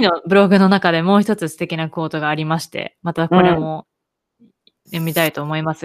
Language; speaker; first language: Japanese; native; Japanese